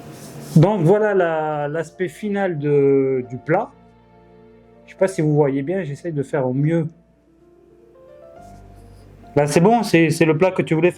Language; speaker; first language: French; native; French